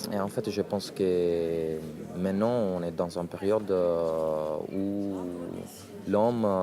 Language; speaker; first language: French; non-native, fluent; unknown